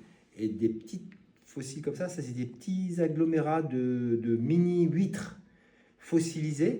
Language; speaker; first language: French; native; French